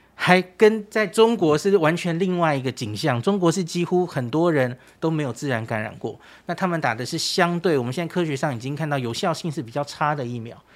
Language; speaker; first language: Chinese; native; Chinese